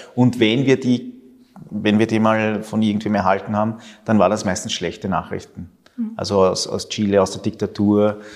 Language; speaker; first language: German; early bilingual, other home language; Spanish